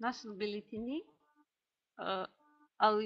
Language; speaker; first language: Turkish; non-native, learner; Russian